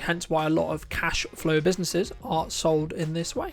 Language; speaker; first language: English; native; English